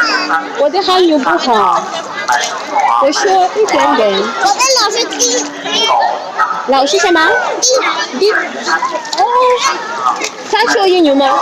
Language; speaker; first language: Chinese; non-native, learner; English